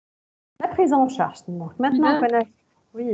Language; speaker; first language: French; non-native, local second language; Arabic